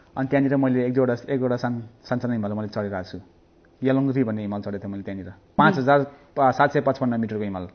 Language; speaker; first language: Nepali; early bilingual, heritage; Nepali